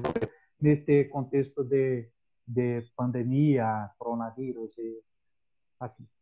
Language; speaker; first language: Spanish; non-native, fluent; Portuguese